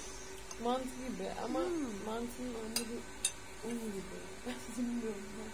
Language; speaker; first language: Turkish; non-native, learner; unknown